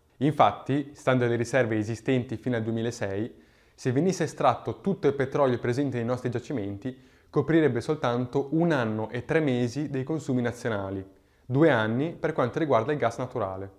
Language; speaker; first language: Italian; native; Italian